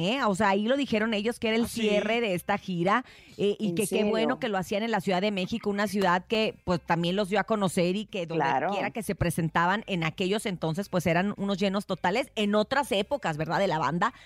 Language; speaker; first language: Spanish; native; Spanish